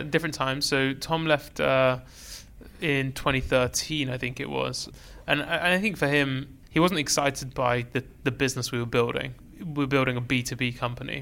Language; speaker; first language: English; native; English